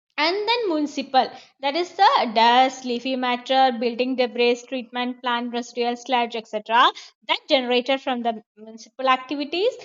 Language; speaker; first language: English; non-native, local second language; Malayalam